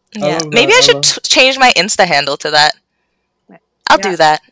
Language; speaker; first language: English; native; English